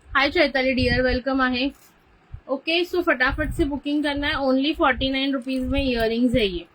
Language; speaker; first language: Hindi; non-native, local second language; Marathi